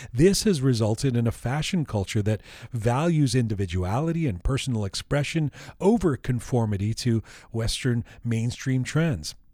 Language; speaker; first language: English; early bilingual, other home language; Persian